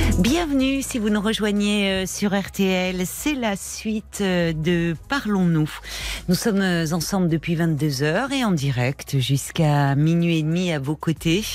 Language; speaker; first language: French; native; French